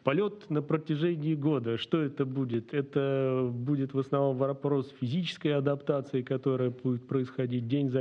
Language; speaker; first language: Russian; native; Russian